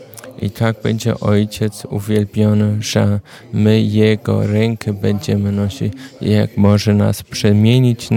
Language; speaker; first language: Polish; non-native, learner; German